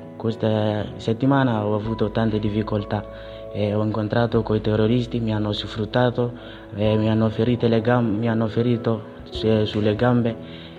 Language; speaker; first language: Italian; non-native, learner; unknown